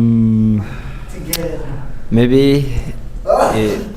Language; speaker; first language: English; non-native, learner; Indonesian